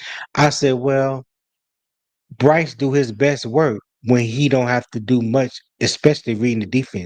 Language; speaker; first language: English; native; English